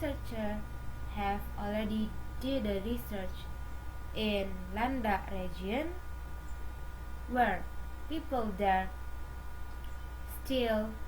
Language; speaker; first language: English; non-native, learner; Indonesian